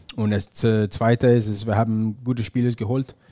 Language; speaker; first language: German; non-native, fluent; English